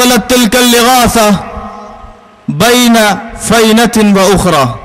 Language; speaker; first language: Arabic; non-native, fluent; Malayalam